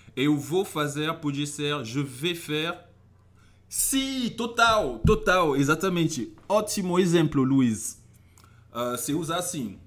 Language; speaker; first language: Portuguese; non-native, fluent; French